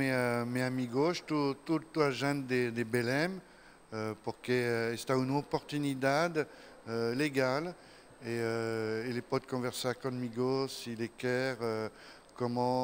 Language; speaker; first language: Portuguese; non-native, learner; French